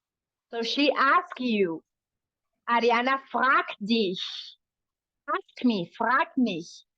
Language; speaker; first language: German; non-native, fluent; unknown